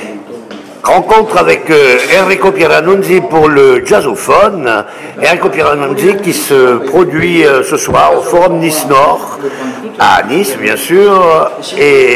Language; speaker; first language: French; native; French